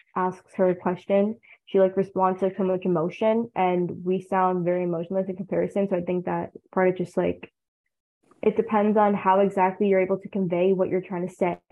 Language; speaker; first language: English; early bilingual, other home language; Tamil